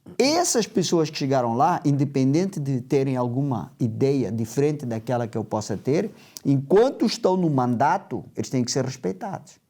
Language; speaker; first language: Portuguese; native; Portuguese